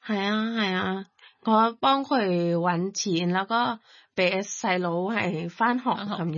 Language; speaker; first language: Cantonese; non-native, learner; Thai